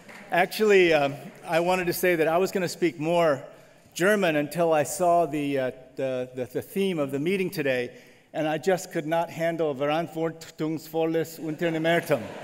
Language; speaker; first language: English; native; English